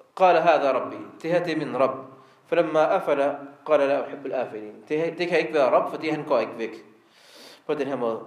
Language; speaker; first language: Danish; early bilingual, other home language; Arabic